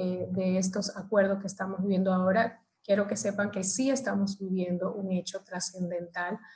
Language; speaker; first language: Spanish; native; Spanish